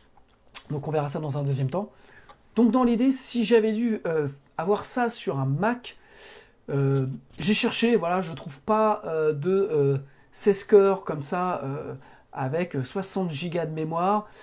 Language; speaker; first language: French; native; French